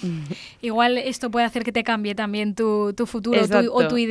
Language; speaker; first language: Spanish; native; Spanish